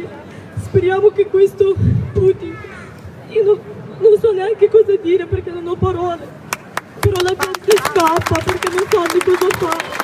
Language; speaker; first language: Italian; non-native, fluent; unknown